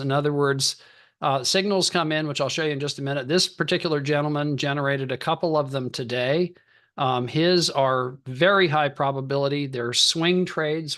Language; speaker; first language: English; native; English